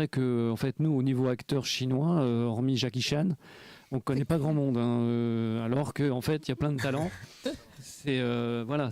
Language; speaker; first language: French; native; French